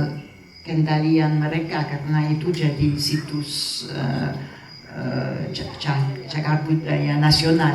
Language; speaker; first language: Indonesian; non-native, fluent; French